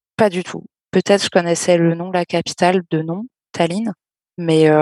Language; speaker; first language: French; native; French